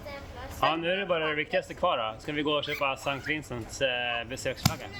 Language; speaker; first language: Swedish; native; Swedish